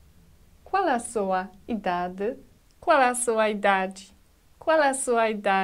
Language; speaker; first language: Portuguese; non-native, fluent; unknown